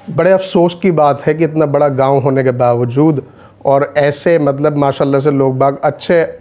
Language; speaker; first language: Hindi; native; Hindi